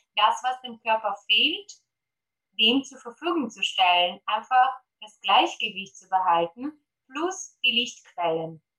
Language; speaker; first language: German; non-native, fluent; Polish